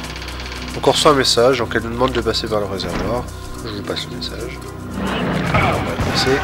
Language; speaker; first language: French; native; French